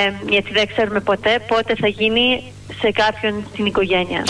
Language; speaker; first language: Greek; early bilingual, heritage; Greek